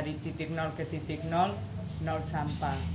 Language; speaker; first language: Indonesian; non-native, fluent; Spanish